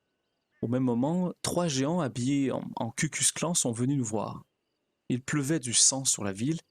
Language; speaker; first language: French; native; French